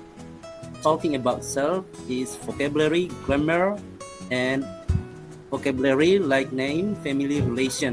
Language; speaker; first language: English; non-native, learner; Indonesian